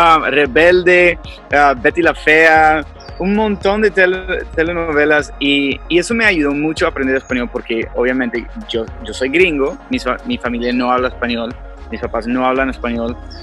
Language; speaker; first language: Spanish; non-native, fluent; English